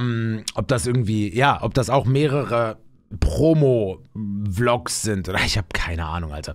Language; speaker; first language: German; native; German